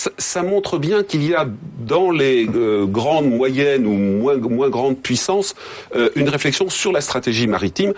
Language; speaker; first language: French; native; French